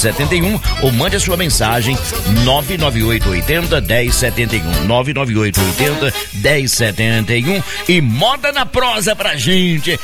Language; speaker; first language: Portuguese; native; Portuguese